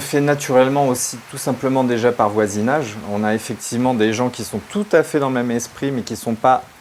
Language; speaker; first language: French; native; French